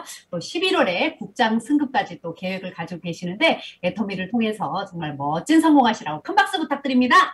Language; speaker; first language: Korean; native; Korean